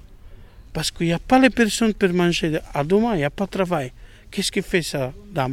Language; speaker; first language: French; non-native, learner; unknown